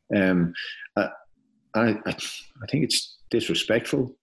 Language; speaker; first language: English; native; English